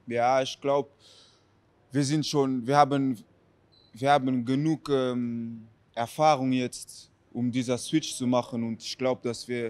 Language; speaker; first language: German; non-native, fluent; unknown